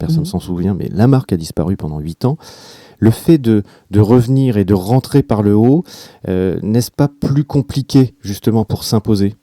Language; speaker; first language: French; native; French